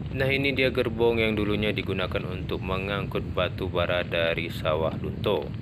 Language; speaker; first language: Indonesian; non-native, local second language; Minangkabau